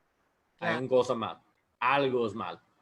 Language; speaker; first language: Spanish; non-native, learner; English